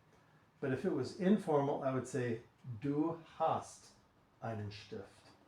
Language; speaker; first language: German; non-native, learner; English